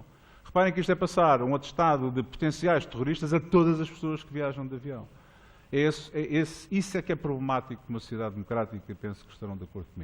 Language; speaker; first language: Portuguese; native; Portuguese